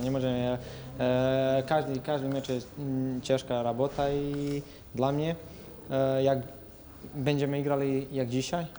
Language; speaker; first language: Polish; non-native, learner; Serbian